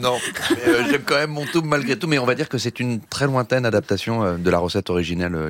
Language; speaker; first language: French; native; French